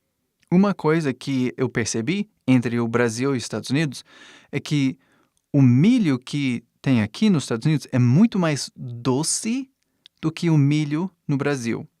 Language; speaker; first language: Portuguese; non-native, fluent; English